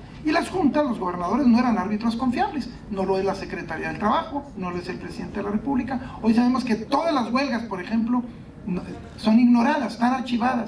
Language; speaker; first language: Spanish; native; Spanish